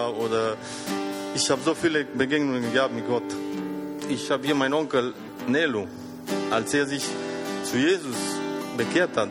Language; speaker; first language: German; non-native, fluent; Romanian